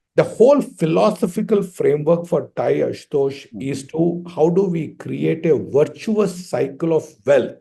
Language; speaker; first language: English; non-native, local second language; Telugu